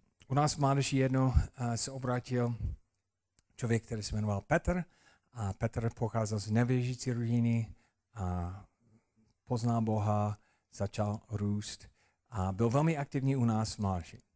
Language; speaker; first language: Czech; non-native, fluent; English